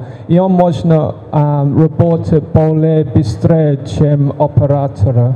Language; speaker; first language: Russian; non-native, learner; English